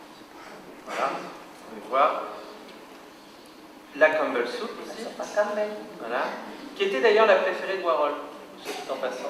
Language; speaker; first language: French; native; French